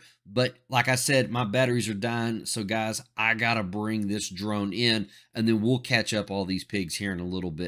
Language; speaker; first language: English; native; English